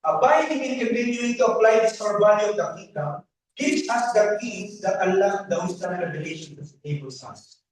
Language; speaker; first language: English; non-native, local second language; Filipino